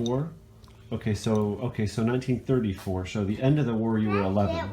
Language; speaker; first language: English; native; English